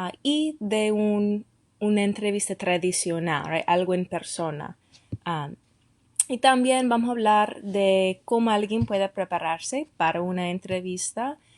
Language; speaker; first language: Spanish; non-native, fluent; English